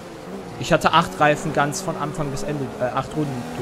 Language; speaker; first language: German; native; German